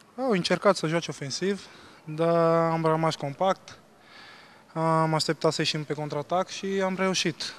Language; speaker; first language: Romanian; non-native, fluent; Portuguese